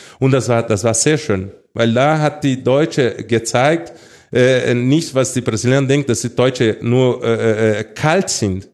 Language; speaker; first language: German; non-native, fluent; Portuguese